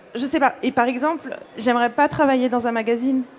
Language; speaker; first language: French; native; French